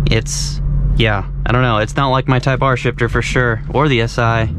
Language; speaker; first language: English; native; English